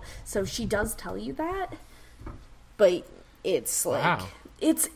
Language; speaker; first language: English; native; English